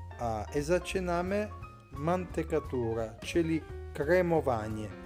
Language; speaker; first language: Polish; non-native, learner; Italian